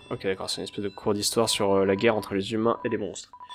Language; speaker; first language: French; native; French